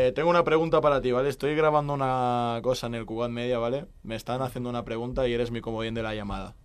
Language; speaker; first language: Spanish; non-native, local second language; Catalan